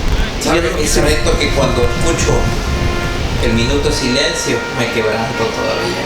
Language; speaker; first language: Spanish; native; Spanish